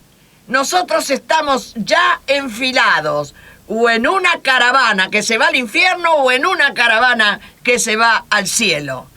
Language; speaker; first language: Spanish; native; Spanish